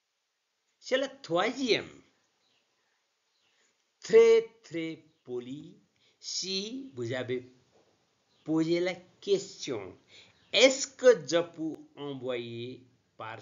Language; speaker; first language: French; non-native, learner; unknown